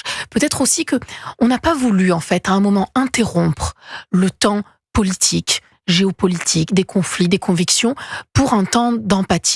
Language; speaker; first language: French; native; French